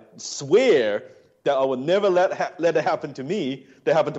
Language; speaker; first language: English; non-native, local second language; Cantonese